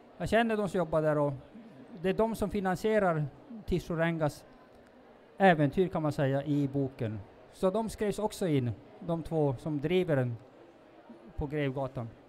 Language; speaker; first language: Swedish; non-native, local second language; Northern Sami